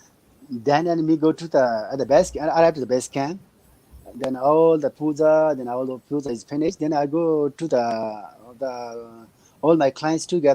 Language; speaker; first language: English; non-native, learner; Nepali